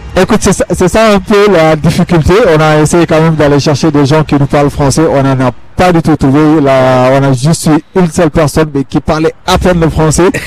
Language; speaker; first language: French; non-native, local second language; Fula